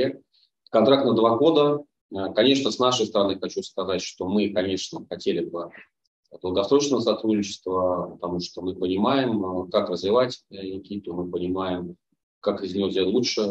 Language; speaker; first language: Russian; native; Russian